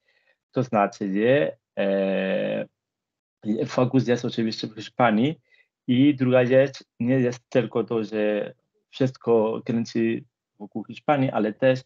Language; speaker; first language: Polish; non-native, fluent; Spanish